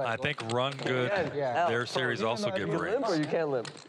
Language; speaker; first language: English; native; English